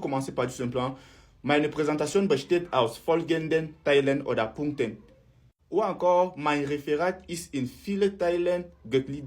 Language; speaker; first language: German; non-native, fluent; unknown